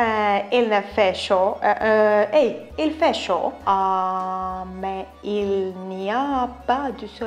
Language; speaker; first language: French; non-native, learner; Estonian